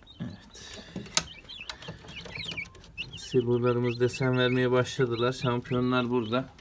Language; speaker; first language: Turkish; native; Turkish